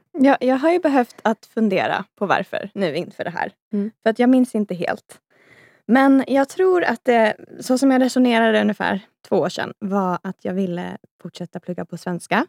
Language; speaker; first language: Swedish; native; Swedish